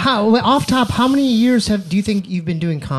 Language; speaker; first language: English; native; English